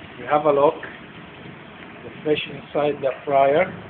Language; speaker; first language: English; non-native, learner; Turkish